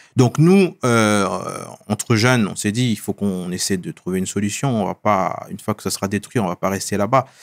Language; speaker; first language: French; non-native, local second language; Wolof